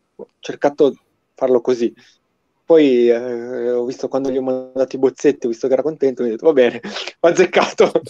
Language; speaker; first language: Italian; native; Italian